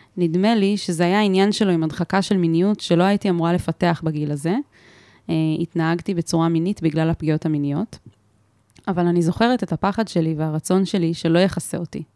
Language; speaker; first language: Hebrew; native; Hebrew